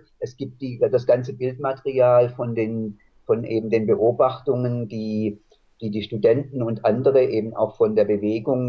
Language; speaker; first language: German; native; German